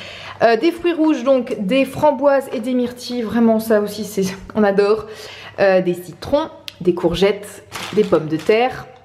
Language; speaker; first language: French; native; French